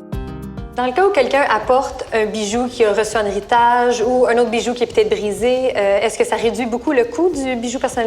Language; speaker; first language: French; native; French